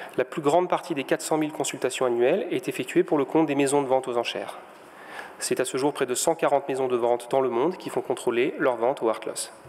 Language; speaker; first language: French; native; French